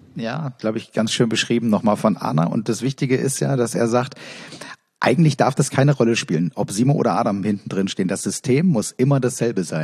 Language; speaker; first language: German; native; German